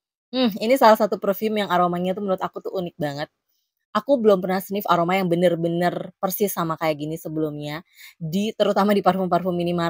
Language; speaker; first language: Indonesian; native; Indonesian